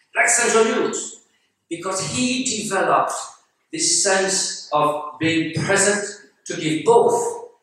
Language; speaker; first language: English; non-native, fluent; French